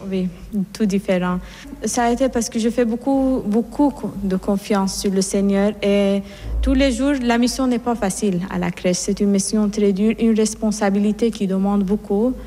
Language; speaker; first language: French; non-native, fluent; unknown